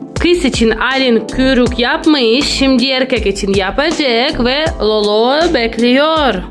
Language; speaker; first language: Turkish; non-native, learner; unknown